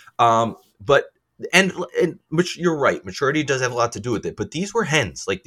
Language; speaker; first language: English; native; English